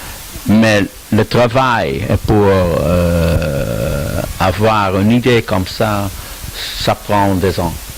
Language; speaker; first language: French; non-native, learner; Dutch